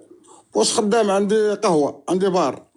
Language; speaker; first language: Arabic; native; Arabic